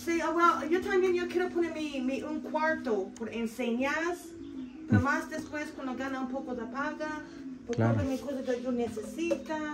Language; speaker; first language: Spanish; non-native, learner; English